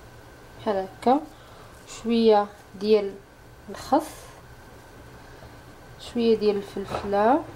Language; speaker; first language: Arabic; native; Arabic